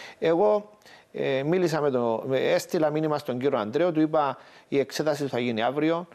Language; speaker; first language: Greek; native; Greek